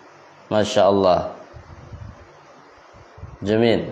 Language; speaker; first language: Arabic; non-native, fluent; Indonesian